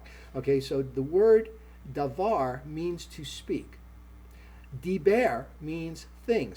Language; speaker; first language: English; native; English